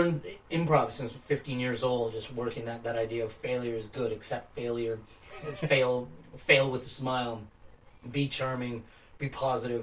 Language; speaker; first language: English; native; English